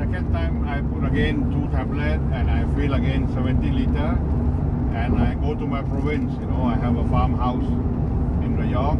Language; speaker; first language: English; non-native, fluent; Thai